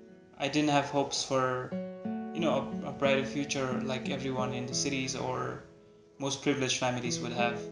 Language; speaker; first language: English; non-native, local second language; Nepali